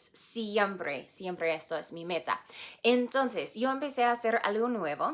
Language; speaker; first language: Spanish; non-native, fluent; English